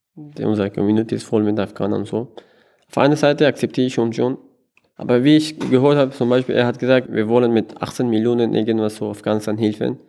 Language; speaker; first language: German; non-native, learner; Persian